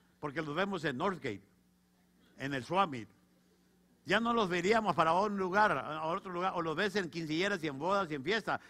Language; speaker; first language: Spanish; native; Spanish